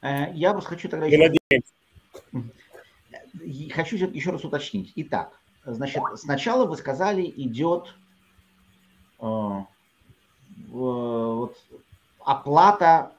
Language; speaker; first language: Russian; native; Russian